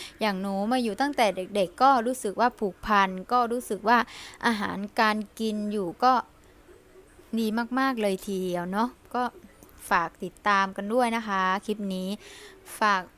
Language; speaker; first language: Thai; early bilingual, other home language; Lao